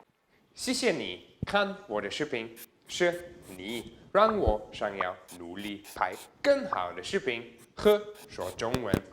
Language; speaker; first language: Chinese; non-native, fluent; German